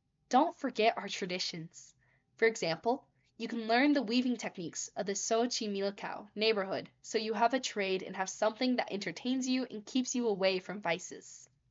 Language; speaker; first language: English; native; English